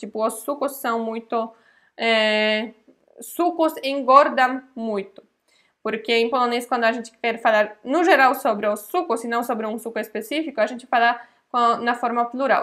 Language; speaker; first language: Portuguese; non-native, fluent; Polish